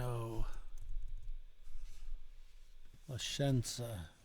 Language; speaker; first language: Italian; non-native, learner; English